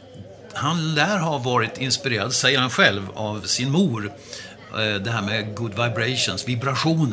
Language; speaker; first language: Swedish; native; Swedish